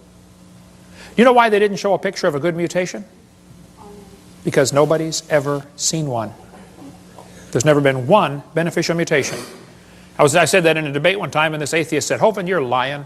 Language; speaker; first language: English; native; English